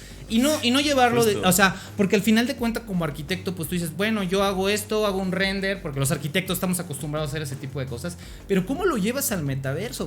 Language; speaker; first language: Spanish; native; Spanish